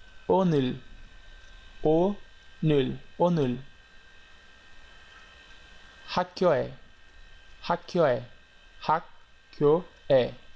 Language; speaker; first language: Korean; non-native, fluent; Portuguese